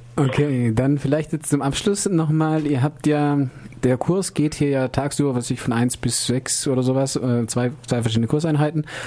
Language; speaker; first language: German; native; German